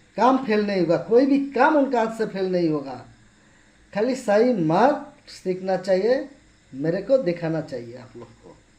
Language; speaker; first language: Hindi; non-native, local second language; Bangla